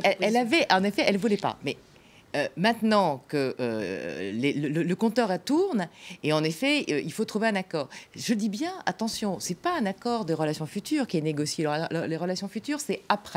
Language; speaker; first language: French; native; French